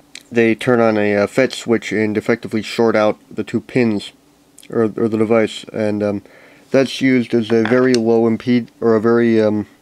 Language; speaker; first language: English; native; English